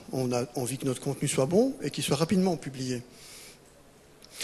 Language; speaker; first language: French; native; French